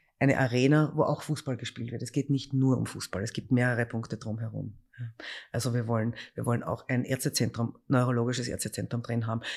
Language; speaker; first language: German; native; German